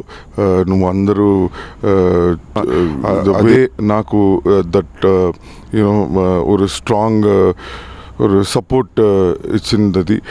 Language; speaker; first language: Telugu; non-native, learner; Tamil